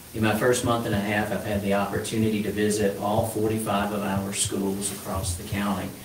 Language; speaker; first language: English; native; English